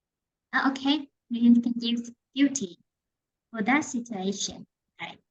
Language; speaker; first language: English; non-native, fluent; Vietnamese